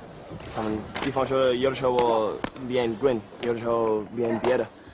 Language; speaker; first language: Chinese; non-native, learner; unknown